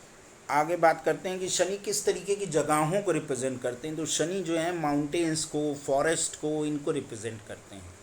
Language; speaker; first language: Hindi; native; Hindi